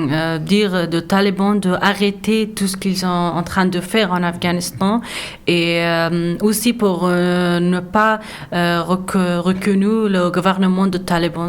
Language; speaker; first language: French; non-native, learner; Persian